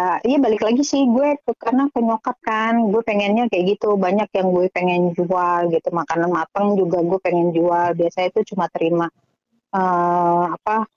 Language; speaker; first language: Indonesian; native; Indonesian